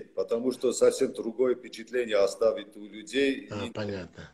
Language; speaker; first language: Russian; non-native, local second language; Armenian